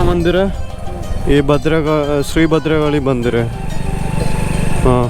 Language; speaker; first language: Hindi; non-native, local second language; Malayalam